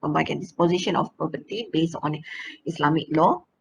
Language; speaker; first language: English; non-native, local second language; Malay